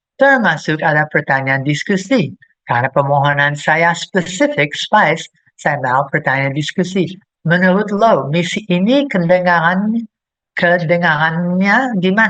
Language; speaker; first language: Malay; non-native, fluent; English